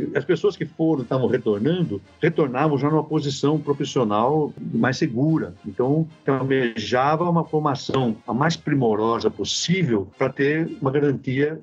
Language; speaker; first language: Portuguese; native; Portuguese